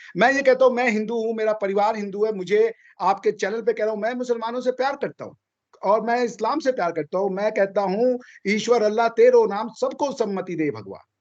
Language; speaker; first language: Hindi; native; Hindi